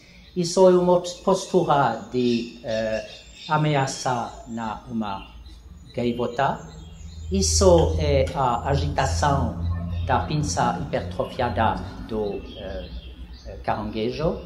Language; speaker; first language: Portuguese; non-native, learner; French